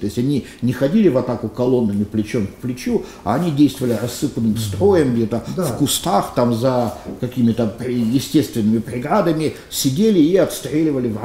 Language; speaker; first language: Russian; native; Russian